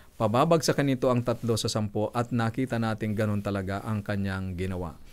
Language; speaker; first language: Filipino; native; Filipino